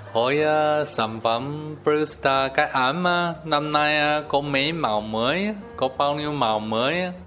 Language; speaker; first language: Vietnamese; non-native, learner; Chinese